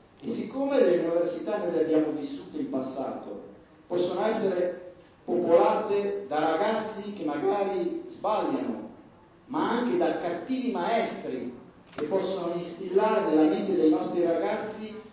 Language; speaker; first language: Italian; native; Italian